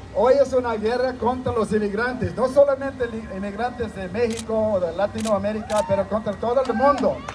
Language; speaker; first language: Spanish; early bilingual, heritage; Spanish